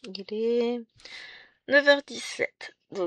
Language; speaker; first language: French; native; French